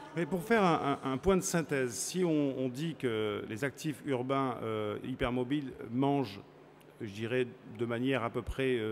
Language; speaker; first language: French; native; French